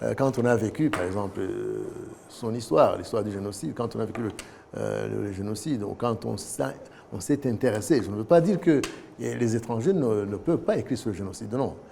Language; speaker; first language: French; non-native, local second language; Kinyarwanda